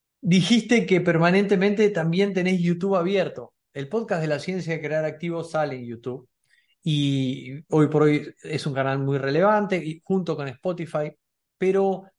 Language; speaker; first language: Spanish; native; Spanish